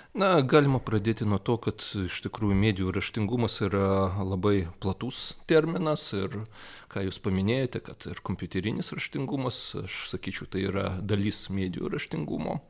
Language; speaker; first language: Lithuanian; non-native, local second language; Russian